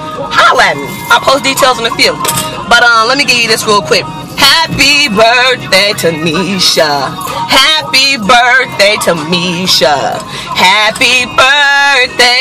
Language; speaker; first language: English; native; English